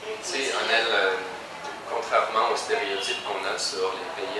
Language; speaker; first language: Spanish; non-native, learner; French